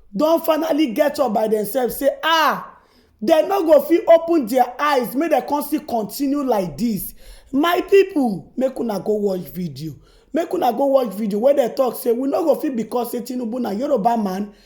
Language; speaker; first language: Nigerian Pidgin; native; Nigerian Pidgin